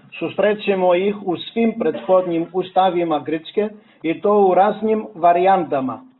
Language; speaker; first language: Serbian; non-native, fluent; Greek